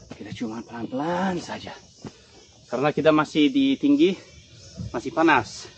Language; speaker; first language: Indonesian; non-native, fluent; English